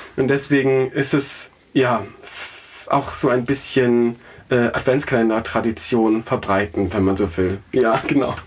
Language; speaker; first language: German; native; German